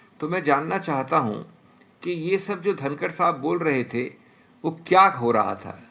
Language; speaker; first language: Hindi; native; Hindi